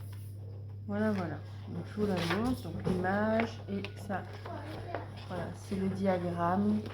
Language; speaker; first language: French; native; French